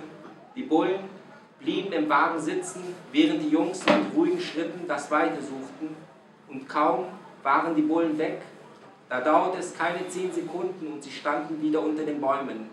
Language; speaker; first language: German; non-native, fluent; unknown